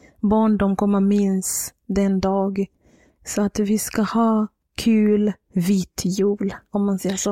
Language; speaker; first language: Swedish; non-native, fluent; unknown